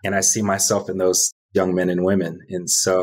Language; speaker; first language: English; native; English